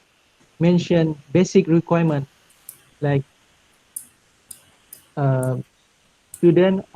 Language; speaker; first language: English; non-native, local second language; Malay